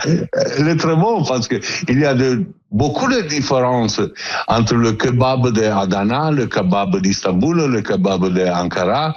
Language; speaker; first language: French; non-native, fluent; Italian